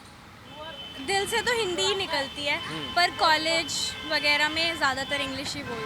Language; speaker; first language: Hindi; native; Hindi